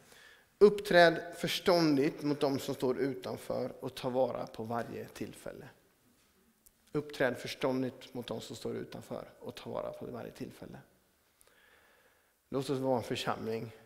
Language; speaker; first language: Swedish; native; Swedish